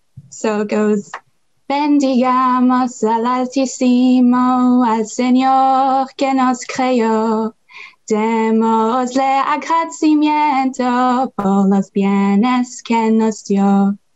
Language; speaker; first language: Spanish; non-native, learner; English